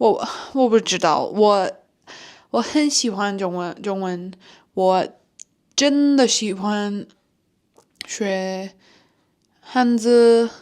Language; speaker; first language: Chinese; non-native, learner; Turkish